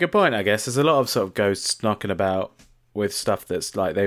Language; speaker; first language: English; native; English